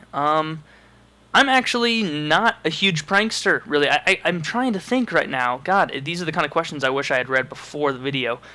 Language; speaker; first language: English; native; English